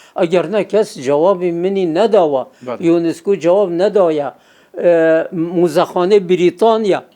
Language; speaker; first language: Central Kurdish; non-native, local second language; Kurdish